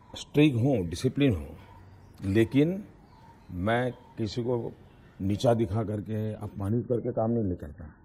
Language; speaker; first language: Hindi; non-native, local second language; Gujarati